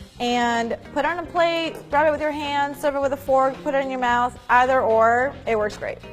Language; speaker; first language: English; native; English